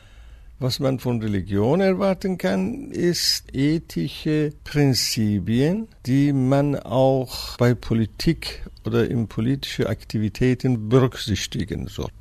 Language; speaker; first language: German; non-native, fluent; Persian